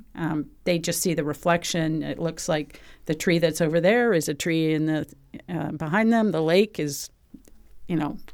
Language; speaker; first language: English; native; English